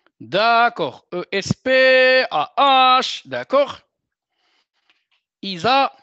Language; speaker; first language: French; non-native, local second language; Arabic